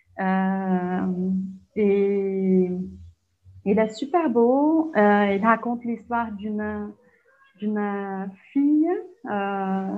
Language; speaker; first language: French; non-native, fluent; Portuguese